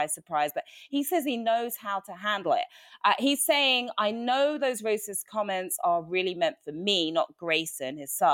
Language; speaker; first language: English; native; English